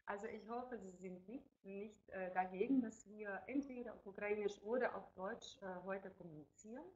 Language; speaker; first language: German; non-native, fluent; Ukrainian